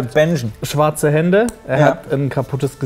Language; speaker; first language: German; native; German